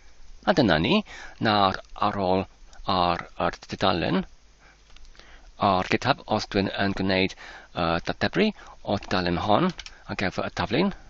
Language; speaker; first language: Welsh; non-native, learner; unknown